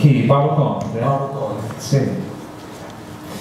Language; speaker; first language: Italian; non-native, learner; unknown